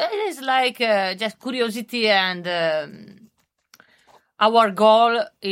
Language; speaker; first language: English; non-native, learner; Italian